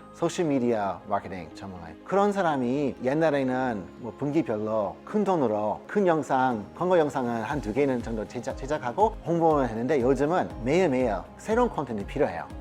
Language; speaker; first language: Korean; non-native, fluent; English